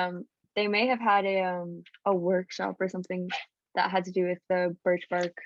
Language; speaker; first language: English; native; English